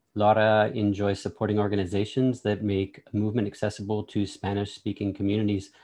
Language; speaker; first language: English; native; English